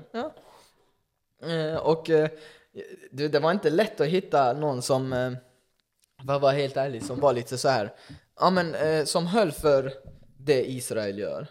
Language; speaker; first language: Swedish; early bilingual, other home language; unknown